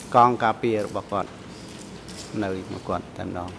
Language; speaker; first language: Khmer; non-native, local second language; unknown